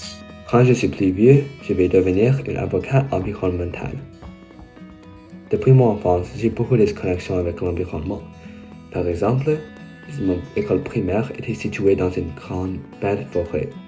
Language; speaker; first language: French; non-native, learner; English